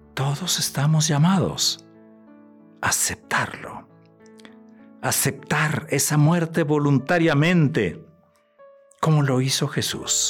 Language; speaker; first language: Spanish; native; Spanish